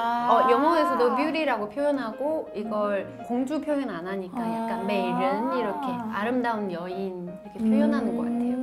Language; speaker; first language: Korean; non-native, fluent; Chinese